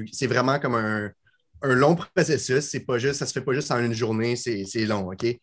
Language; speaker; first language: French; native; French